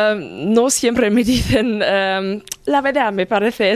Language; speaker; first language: Spanish; non-native, fluent; German